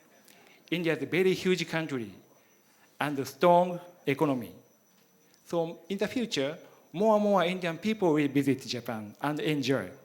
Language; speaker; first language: English; non-native, learner; Japanese